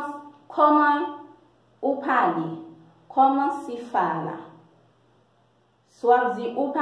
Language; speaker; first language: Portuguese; non-native, learner; Haitian Creole